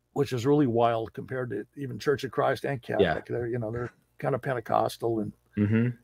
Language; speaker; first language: English; native; English